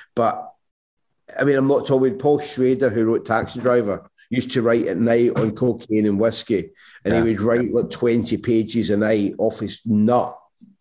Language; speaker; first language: English; native; English